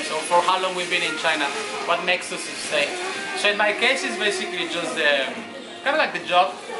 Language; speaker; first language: English; non-native, fluent; Spanish